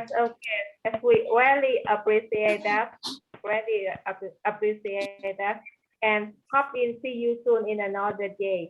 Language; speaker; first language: English; non-native, learner; Vietnamese